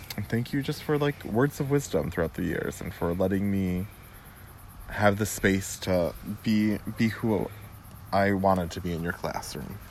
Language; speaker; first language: English; native; English